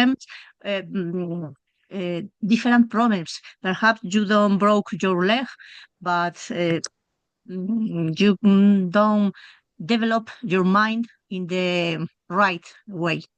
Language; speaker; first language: English; non-native, learner; Spanish